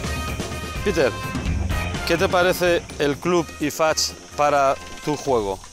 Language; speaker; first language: Spanish; native; Spanish